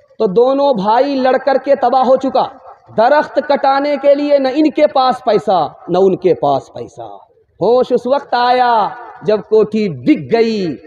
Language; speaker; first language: Urdu; non-native, local second language; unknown